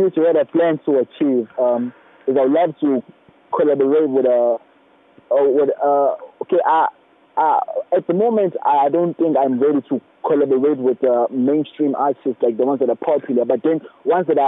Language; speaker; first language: English; non-native, local second language; Zulu